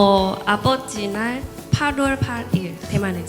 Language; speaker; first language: Korean; non-native, learner; Chinese